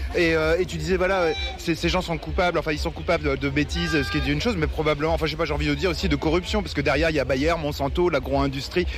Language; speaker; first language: French; native; French